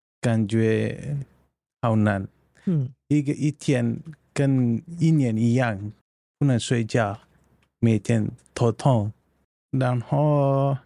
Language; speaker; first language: Chinese; non-native, learner; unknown